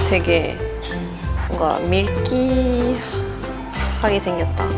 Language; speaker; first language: Korean; non-native, fluent; Swedish